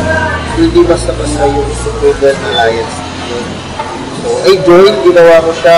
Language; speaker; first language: Filipino; native; Filipino